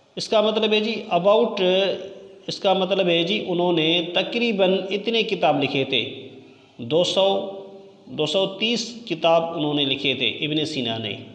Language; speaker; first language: Urdu; non-native, local second language; Sindhi